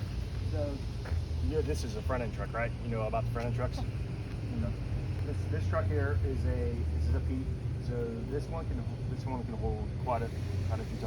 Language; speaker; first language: English; native; English